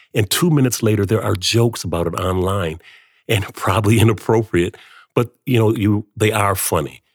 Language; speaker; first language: English; native; English